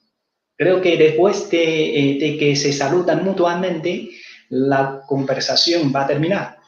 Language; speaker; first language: Spanish; non-native, fluent; Chinese